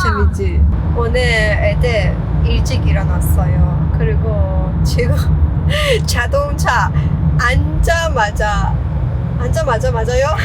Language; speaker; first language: Korean; non-native, learner; Persian